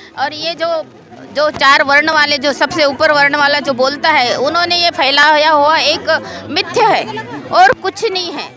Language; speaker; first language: Hindi; non-native, local second language; Marathi